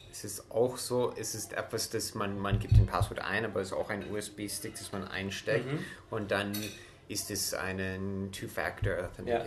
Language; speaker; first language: German; non-native, fluent; English